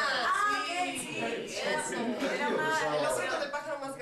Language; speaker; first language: Spanish; native; Spanish